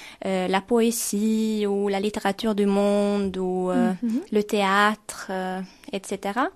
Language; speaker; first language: French; non-native, fluent; Swedish